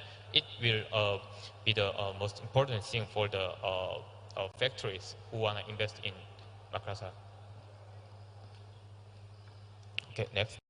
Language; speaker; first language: English; non-native, learner; Korean